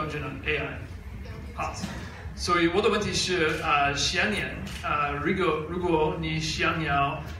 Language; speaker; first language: Chinese; non-native, learner; English